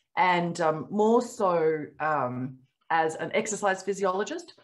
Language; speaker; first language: English; native; English